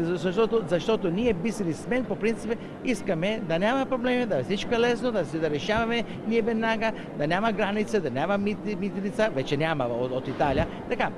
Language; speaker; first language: Bulgarian; non-native, fluent; Italian